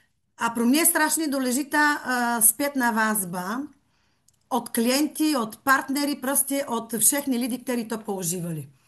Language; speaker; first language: Czech; non-native, fluent; Bulgarian